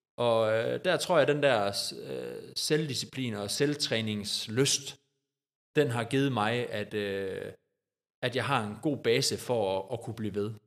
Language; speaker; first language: Danish; native; Danish